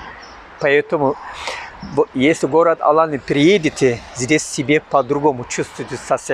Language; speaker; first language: Russian; non-native, learner; Turkish